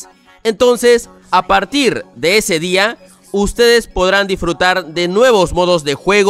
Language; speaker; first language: Spanish; native; Spanish